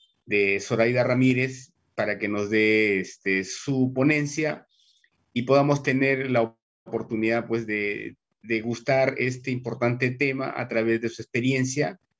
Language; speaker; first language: Spanish; native; Spanish